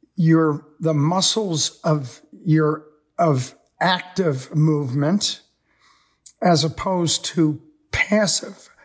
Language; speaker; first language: English; native; English